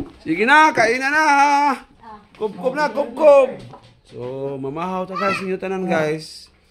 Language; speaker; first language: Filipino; non-native, local second language; Cebuano